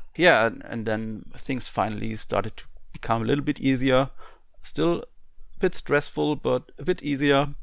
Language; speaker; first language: English; non-native, fluent; German